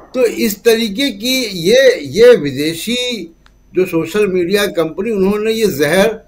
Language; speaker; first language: Hindi; native; Hindi